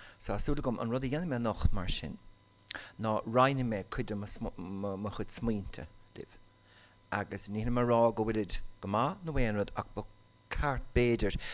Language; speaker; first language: Irish; native; Irish